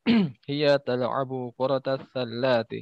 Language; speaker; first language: Arabic; non-native, learner; Indonesian